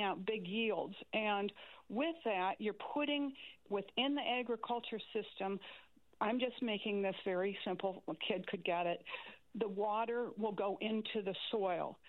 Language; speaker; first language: English; native; English